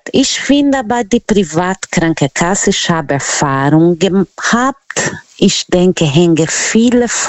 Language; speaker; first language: German; non-native, fluent; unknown